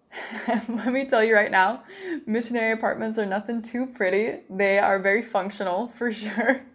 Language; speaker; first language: English; native; English